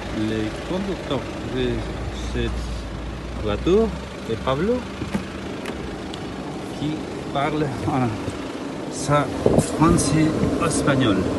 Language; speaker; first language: French; non-native, learner; Spanish